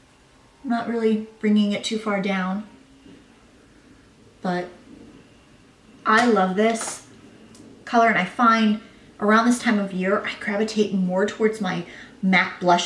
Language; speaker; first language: English; native; English